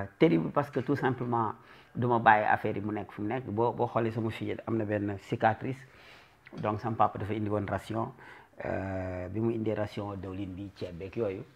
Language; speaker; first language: Wolof; native; Wolof